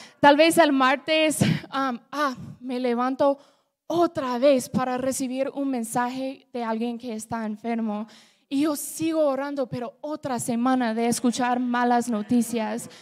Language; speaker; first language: Spanish; non-native, fluent; English